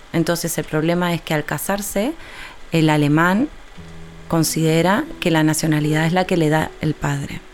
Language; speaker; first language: Spanish; native; Spanish